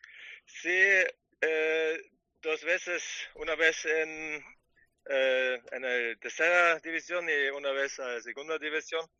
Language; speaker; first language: Spanish; non-native, learner; German